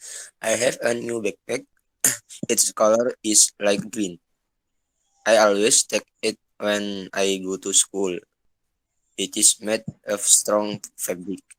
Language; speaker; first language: English; non-native, learner; Indonesian